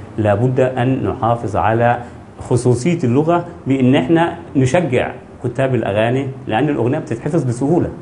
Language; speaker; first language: Egyptian Arabic; non-native, local second language; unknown